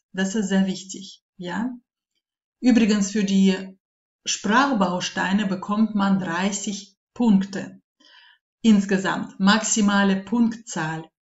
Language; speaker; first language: German; non-native, fluent; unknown